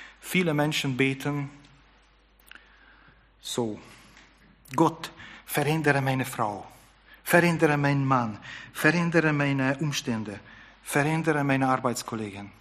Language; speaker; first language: German; non-native, fluent; Hungarian